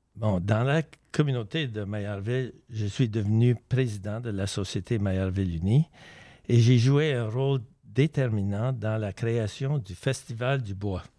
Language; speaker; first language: French; native; French